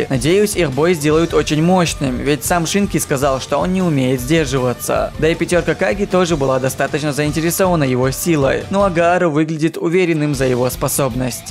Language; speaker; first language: Russian; native; Russian